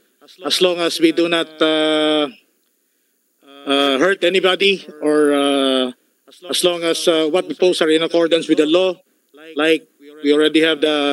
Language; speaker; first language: English; non-native, local second language; Filipino